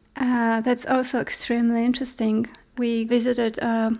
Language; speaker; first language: English; non-native, fluent; Polish